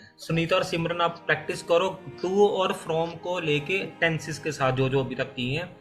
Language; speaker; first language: Hindi; native; Hindi